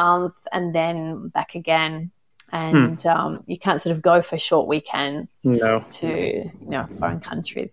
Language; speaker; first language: English; native; English